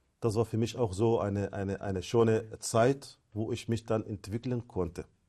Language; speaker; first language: German; non-native, fluent; Arabic